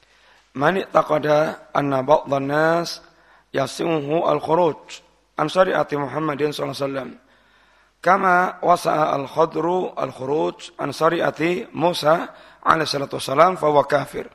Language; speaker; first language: Arabic; non-native, fluent; Indonesian